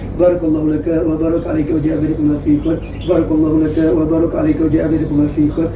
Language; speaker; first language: Malay; native; Malay